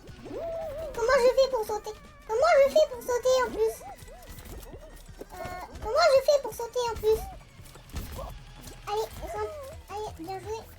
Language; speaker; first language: French; native; French